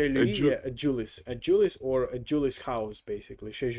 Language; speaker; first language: French; non-native, learner; Russian